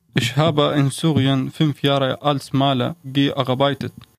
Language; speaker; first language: German; non-native, learner; Arabic